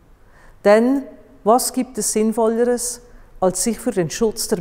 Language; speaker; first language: German; native; German